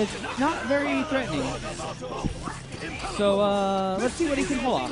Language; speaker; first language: English; native; English